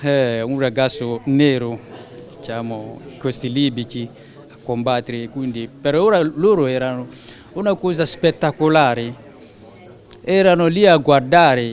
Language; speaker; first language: Italian; non-native, fluent; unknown